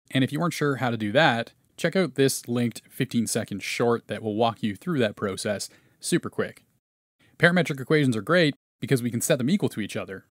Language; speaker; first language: English; native; English